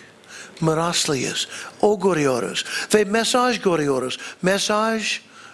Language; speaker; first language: Turkish; non-native, fluent; English